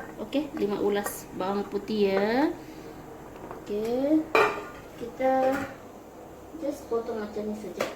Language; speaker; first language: Malay; non-native, local second language; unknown